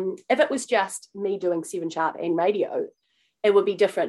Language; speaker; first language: English; native; English